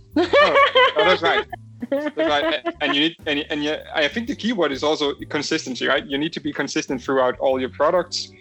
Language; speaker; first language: English; non-native, fluent; Danish